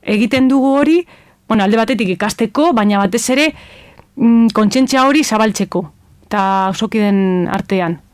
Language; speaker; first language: Basque; non-native, local second language; Spanish